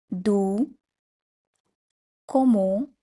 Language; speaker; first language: French; non-native, fluent; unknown